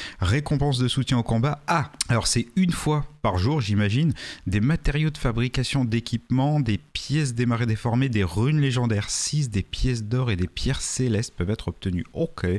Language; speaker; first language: French; native; French